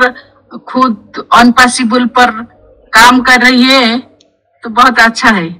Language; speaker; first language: Hindi; non-native, local second language; Odia